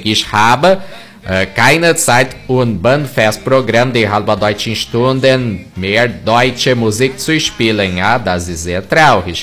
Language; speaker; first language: German; non-native, learner; Portuguese